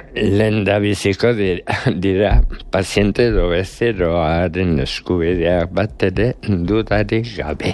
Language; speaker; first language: Basque; native; Basque